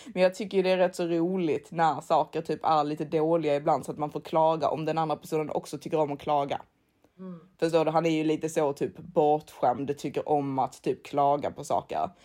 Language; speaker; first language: Swedish; native; Swedish